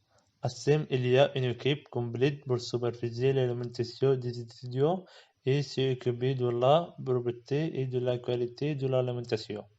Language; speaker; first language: French; non-native, learner; Arabic